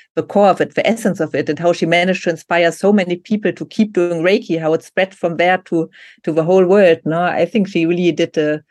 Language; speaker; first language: English; non-native, fluent; German